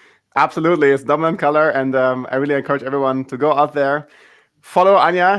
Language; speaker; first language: English; non-native, fluent; German